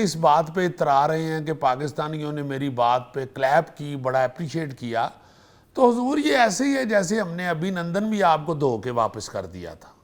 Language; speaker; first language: Urdu; native; Urdu